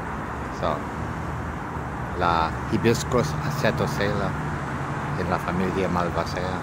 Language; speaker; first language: Spanish; non-native, learner; English